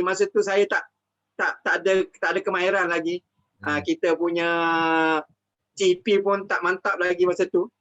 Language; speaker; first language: Malay; native; Malay